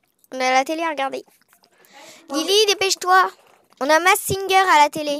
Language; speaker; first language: French; native; French